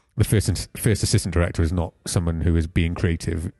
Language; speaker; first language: English; native; English